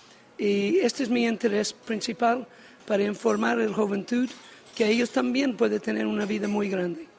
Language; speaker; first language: Spanish; non-native, learner; English